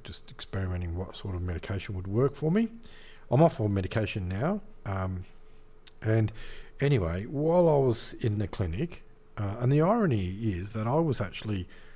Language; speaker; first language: English; native; English